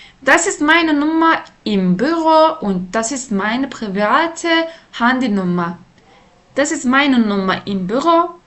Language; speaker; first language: German; non-native, fluent; Turkish